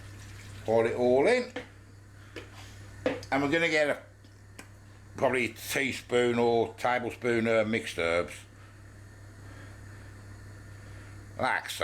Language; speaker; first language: English; native; English